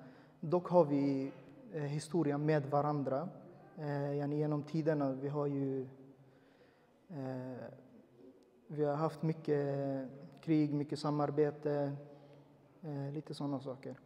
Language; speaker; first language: Swedish; early bilingual, other home language; Uyghur